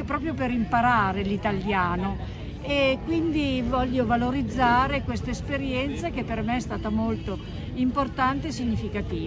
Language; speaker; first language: Italian; native; Italian